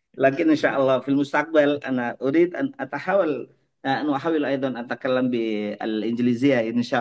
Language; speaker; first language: Arabic; non-native, learner; Indonesian